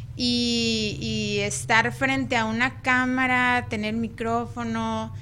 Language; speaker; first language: Spanish; native; Spanish